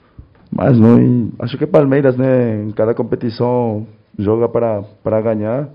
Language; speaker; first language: Portuguese; non-native, fluent; Spanish